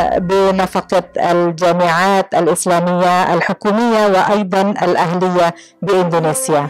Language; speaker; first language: Arabic; non-native, fluent; Indonesian